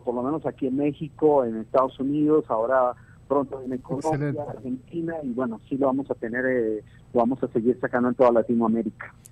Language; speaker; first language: Spanish; native; Spanish